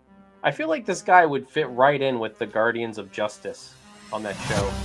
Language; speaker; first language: English; native; English